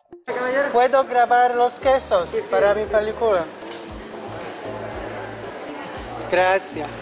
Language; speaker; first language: Spanish; non-native, learner; Polish